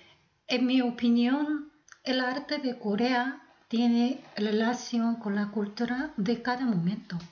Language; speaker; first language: Spanish; non-native, fluent; Korean